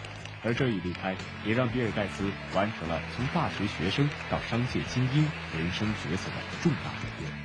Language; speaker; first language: Chinese; native; Chinese